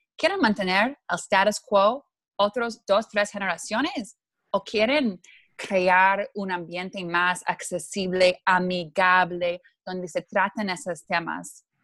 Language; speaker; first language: Spanish; non-native, fluent; English